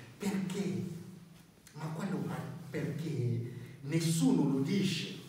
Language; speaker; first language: Italian; non-native, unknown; Bambara